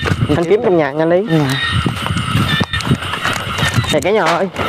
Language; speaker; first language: Vietnamese; native; Vietnamese